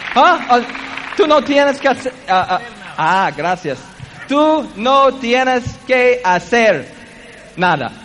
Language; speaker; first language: Spanish; non-native, learner; English